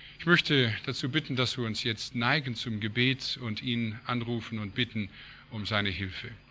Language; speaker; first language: German; non-native, fluent; English